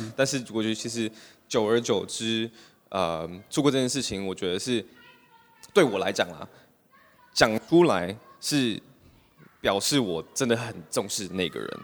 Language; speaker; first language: Chinese; early bilingual, heritage; Chinese